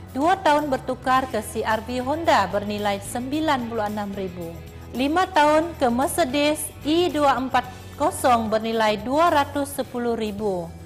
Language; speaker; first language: Malay; non-native, local second language; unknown